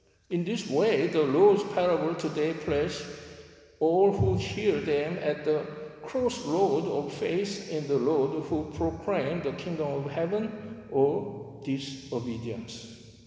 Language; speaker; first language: English; non-native, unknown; Korean